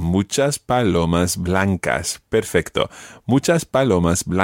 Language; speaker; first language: Spanish; non-native, fluent; English